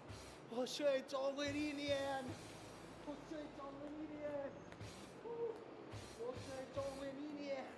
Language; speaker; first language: Chinese; non-native, learner; English